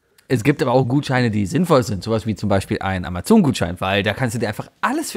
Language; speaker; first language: German; native; German